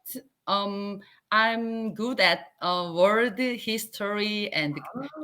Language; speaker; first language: English; non-native, learner; Korean